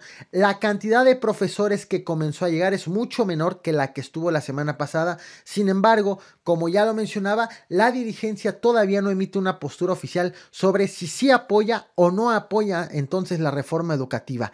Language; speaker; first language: Spanish; native; Spanish